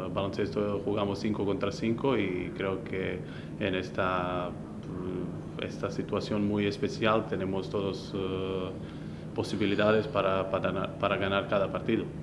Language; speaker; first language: Spanish; non-native, fluent; Slovenian